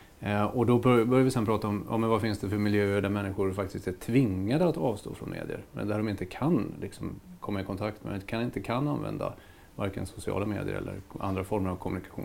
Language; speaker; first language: Swedish; native; Swedish